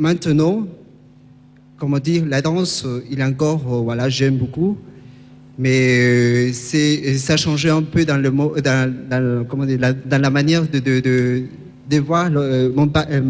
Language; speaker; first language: French; non-native, fluent; Spanish